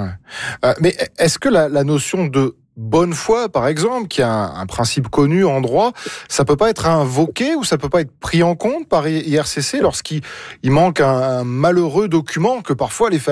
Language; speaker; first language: French; native; French